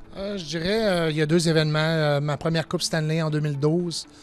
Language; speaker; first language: French; native; French